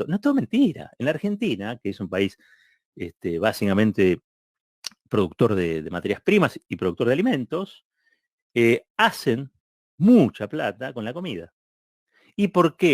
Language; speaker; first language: Spanish; native; Spanish